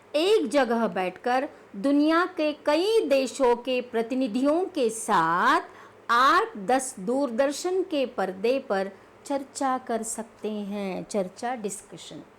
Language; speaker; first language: Hindi; non-native, local second language; Kannada